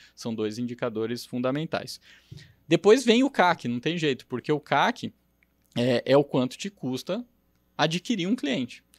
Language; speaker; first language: Portuguese; native; Portuguese